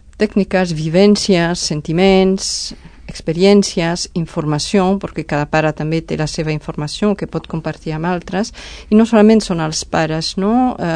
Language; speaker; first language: Catalan; non-native, fluent; Spanish